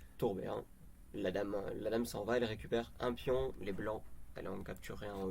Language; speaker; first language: French; native; French